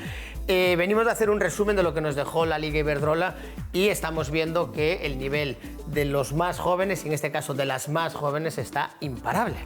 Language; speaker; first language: Spanish; native; Spanish